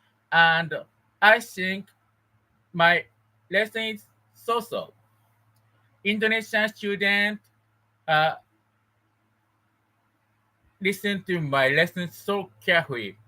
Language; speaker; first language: English; non-native, learner; Japanese